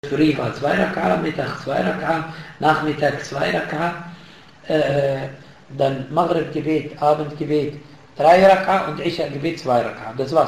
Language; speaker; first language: German; non-native, fluent; Arabic